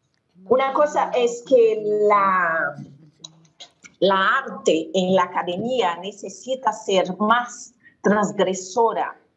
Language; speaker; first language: Spanish; non-native, fluent; Portuguese